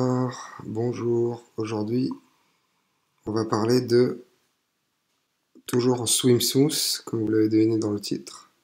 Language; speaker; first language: French; native; French